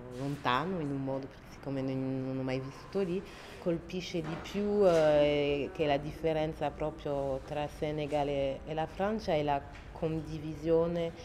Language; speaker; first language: Italian; non-native, fluent; French